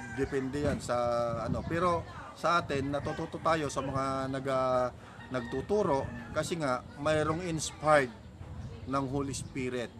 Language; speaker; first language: Filipino; non-native, local second language; Iloko